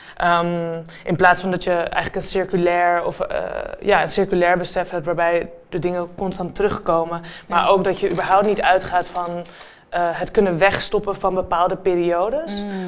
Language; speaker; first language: Dutch; native; Dutch